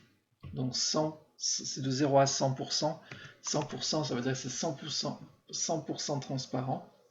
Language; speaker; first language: French; native; French